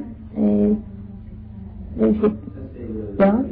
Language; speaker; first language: French; non-native, learner; English